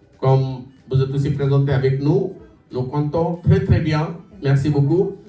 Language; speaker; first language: French; non-native, learner; Bangla